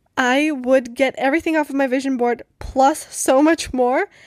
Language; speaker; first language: English; non-native, fluent; Czech